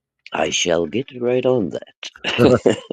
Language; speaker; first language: English; native; English